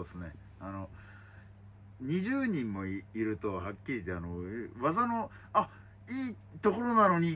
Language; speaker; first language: Japanese; native; Japanese